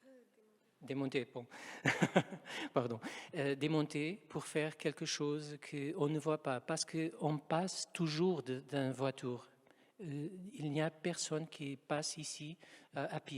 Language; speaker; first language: French; non-native, fluent; Portuguese